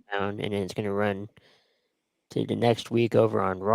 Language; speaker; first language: English; native; English